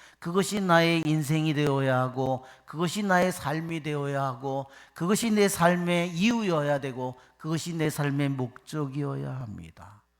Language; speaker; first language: Korean; native; Korean